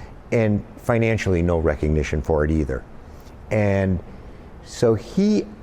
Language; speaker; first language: English; native; English